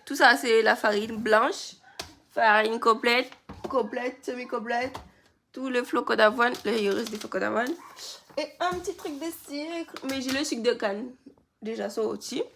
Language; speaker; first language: French; native; French